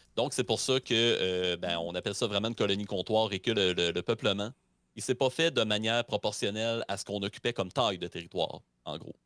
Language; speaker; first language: French; native; French